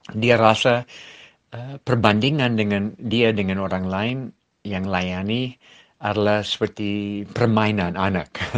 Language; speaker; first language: Malay; non-native, fluent; English